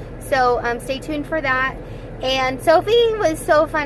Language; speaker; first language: English; native; English